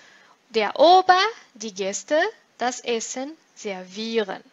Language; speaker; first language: German; non-native, fluent; Portuguese